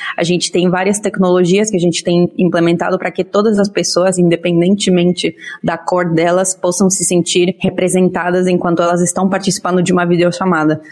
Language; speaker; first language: Portuguese; non-native, fluent; Spanish